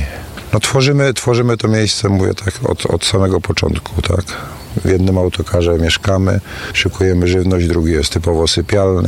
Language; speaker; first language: Polish; native; Polish